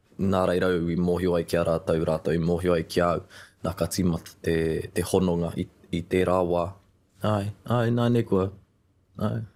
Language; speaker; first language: Māori; non-native, local second language; English